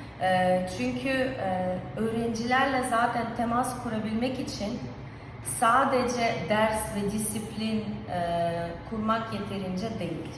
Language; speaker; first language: Turkish; non-native, fluent; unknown